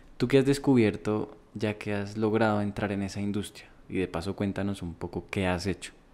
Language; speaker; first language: Spanish; native; Spanish